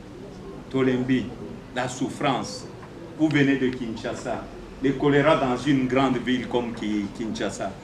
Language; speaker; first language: French; non-native, local second language; Swahili